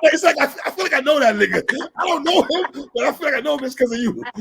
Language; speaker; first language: English; native; English